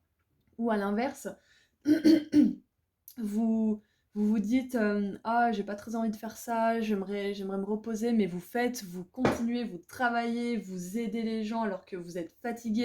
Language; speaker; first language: French; native; French